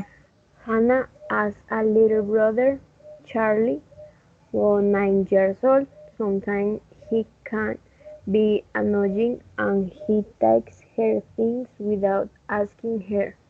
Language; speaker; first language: English; non-native, learner; Spanish